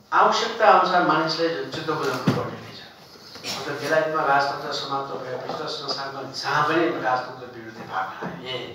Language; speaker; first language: Nepali; non-native, local second language; Newari